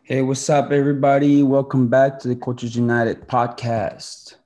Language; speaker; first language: English; early bilingual, other home language; Spanish